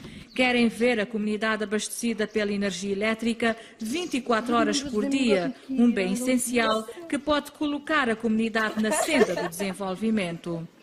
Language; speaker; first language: Portuguese; non-native, local second language; Kabuverdianu